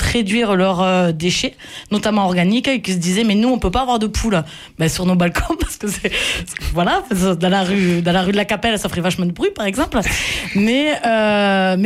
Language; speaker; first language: French; native; French